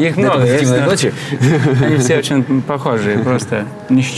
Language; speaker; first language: Russian; non-native, fluent; Lithuanian